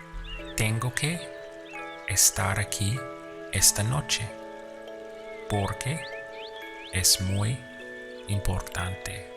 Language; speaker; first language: Spanish; non-native, fluent; English